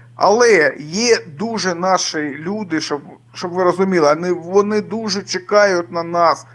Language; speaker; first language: Ukrainian; non-native, local second language; Russian